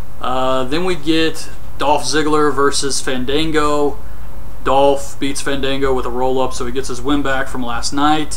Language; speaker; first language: English; native; English